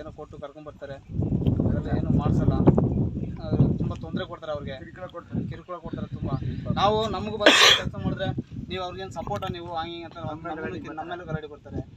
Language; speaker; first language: Kannada; native; Kannada